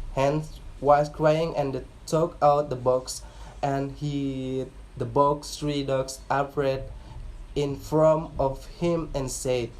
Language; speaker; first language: English; non-native, learner; Indonesian